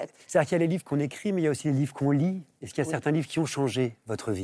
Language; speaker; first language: French; native; French